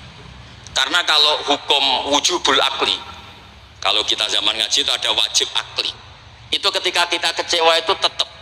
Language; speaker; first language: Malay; non-native, local second language; Javanese